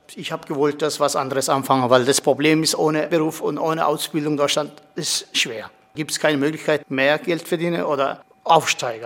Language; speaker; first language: German; non-native, learner; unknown